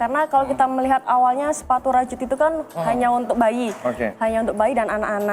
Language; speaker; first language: Indonesian; native; Indonesian